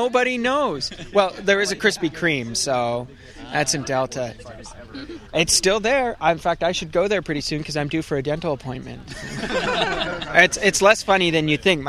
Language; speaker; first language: English; native; English